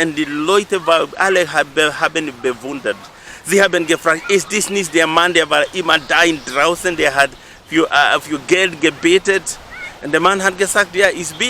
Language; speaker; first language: German; non-native, learner; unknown